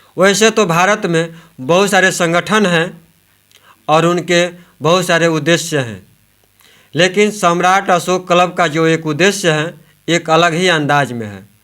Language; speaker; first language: Hindi; native; Hindi